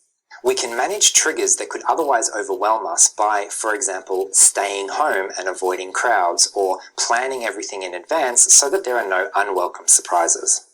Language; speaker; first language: English; native; English